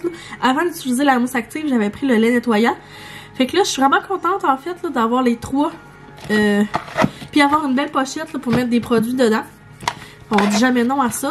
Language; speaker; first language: French; native; French